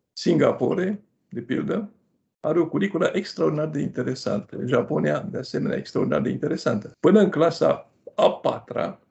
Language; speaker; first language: Romanian; native; Romanian